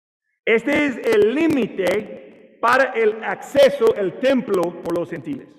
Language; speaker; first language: Spanish; non-native, learner; English